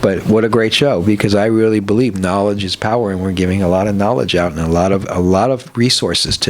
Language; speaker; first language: English; native; English